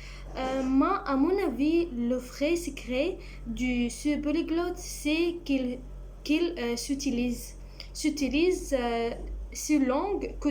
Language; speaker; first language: French; non-native, learner; Arabic